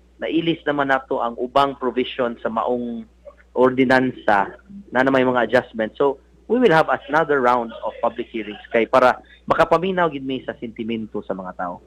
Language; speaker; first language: Cebuano; native; Cebuano